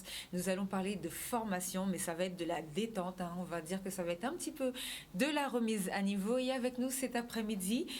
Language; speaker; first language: French; native; French